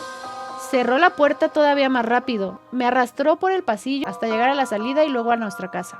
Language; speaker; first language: Spanish; native; Spanish